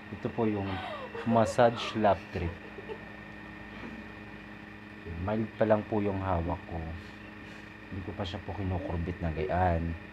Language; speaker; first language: Filipino; non-native, local second language; Cebuano